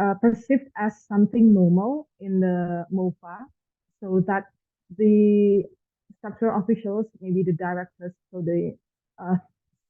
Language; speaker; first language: English; non-native, fluent; Indonesian